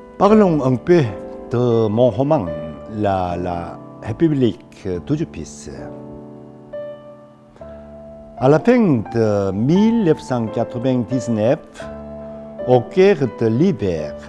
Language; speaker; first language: French; non-native, fluent; Korean